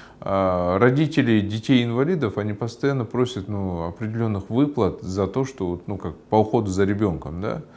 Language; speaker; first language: Russian; non-native, local second language; Kyrgyz